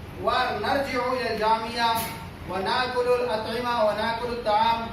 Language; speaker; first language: Arabic; non-native, fluent; Urdu